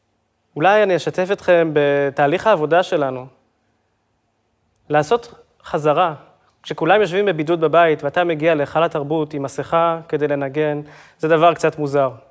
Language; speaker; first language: Hebrew; native; Hebrew